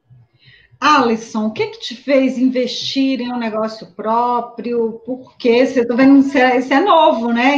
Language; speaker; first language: Portuguese; native; Portuguese